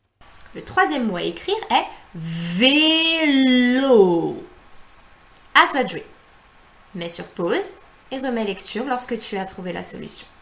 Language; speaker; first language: French; native; French